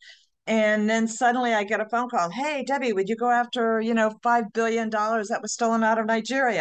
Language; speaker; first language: English; native; English